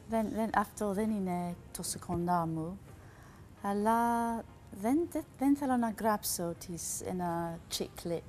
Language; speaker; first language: Greek; non-native, learner; English